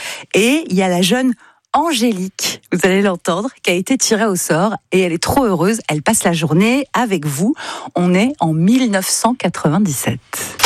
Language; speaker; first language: French; native; French